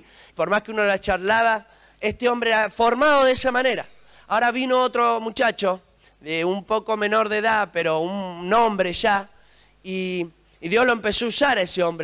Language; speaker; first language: Spanish; native; Spanish